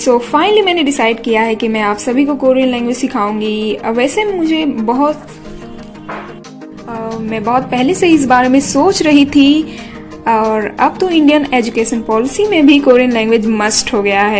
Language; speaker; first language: Hindi; native; Hindi